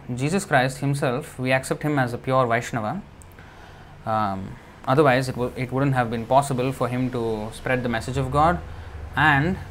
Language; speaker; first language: English; non-native, local second language; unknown